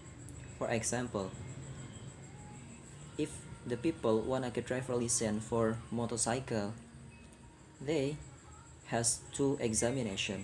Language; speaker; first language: English; non-native, learner; Indonesian